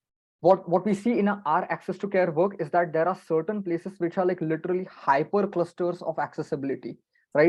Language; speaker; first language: English; non-native, local second language; Marathi